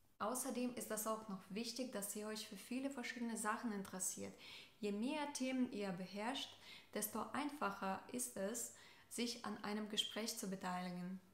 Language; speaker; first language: German; non-native, fluent; Russian